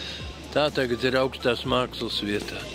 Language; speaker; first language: Latvian; native; Latvian